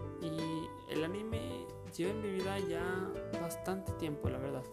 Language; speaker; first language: Spanish; native; Spanish